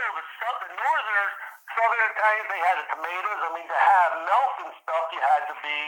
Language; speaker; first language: English; early bilingual, other home language; Italian